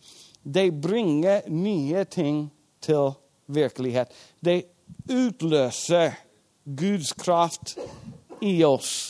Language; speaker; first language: Norwegian; non-native, fluent; English